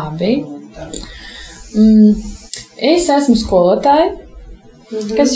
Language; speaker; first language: Latvian; non-native, local second language; Russian